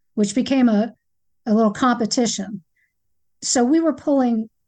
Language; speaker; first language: English; native; English